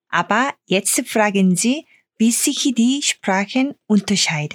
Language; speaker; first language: German; non-native, fluent; Korean